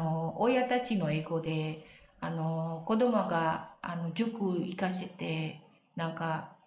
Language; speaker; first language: Japanese; non-native, learner; Indonesian